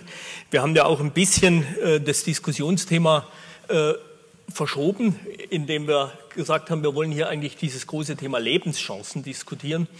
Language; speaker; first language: German; native; German